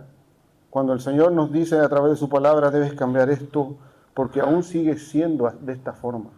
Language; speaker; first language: Spanish; native; Spanish